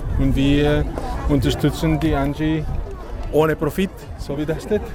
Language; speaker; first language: German; non-native, learner; Portuguese